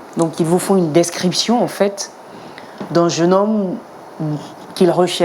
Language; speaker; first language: French; native; French